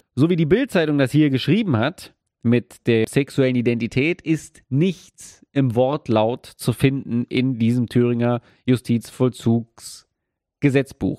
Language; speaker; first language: German; native; German